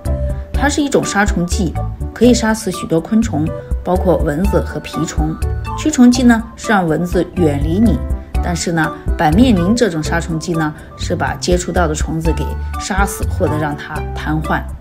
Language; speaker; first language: Chinese; native; Chinese